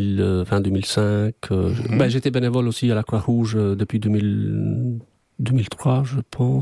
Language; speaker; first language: French; non-native, fluent; Albanian